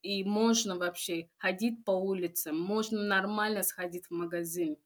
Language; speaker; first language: Russian; non-native, fluent; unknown